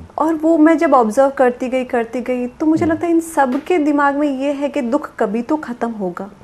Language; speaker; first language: Hindi; native; Hindi